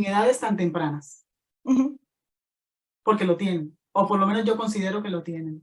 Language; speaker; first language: Spanish; native; Spanish